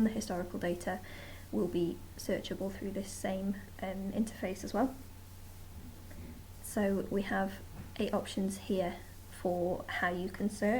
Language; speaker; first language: English; native; English